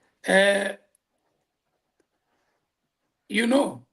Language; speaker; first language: English; non-native, local second language; Portuguese